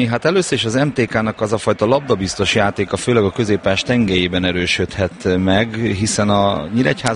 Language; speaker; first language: Hungarian; native; Hungarian